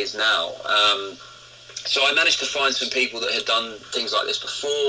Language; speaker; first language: English; native; English